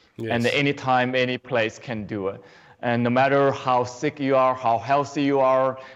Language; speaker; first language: English; non-native, fluent; Chinese